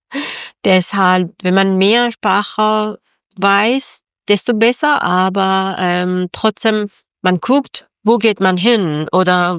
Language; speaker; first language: German; non-native, learner; Persian